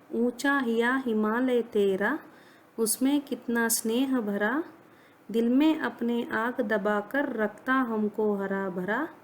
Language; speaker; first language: Hindi; non-native, local second language; Kannada